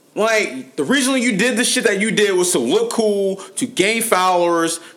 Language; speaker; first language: English; native; English